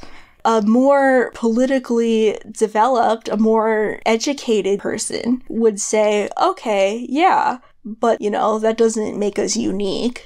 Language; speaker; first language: English; native; English